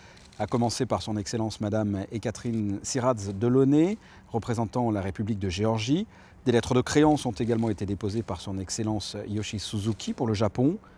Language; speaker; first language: French; native; French